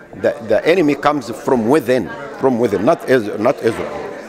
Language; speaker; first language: English; non-native, fluent; Arabic